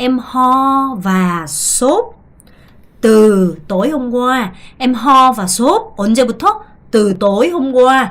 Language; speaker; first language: Vietnamese; non-native, fluent; Korean